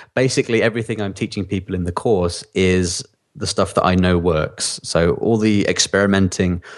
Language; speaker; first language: English; native; English